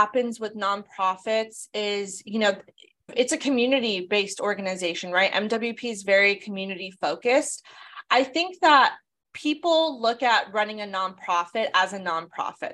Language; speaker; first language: English; native; English